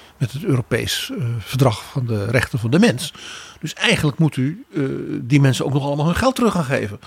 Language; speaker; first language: Dutch; native; Dutch